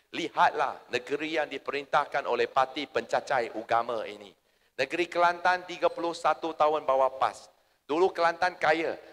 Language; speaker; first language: Malay; native; Malay